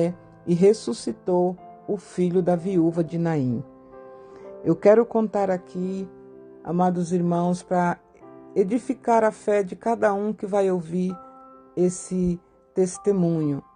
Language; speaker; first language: Portuguese; native; Portuguese